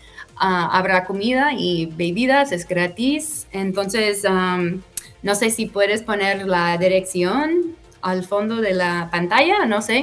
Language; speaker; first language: Spanish; non-native, fluent; English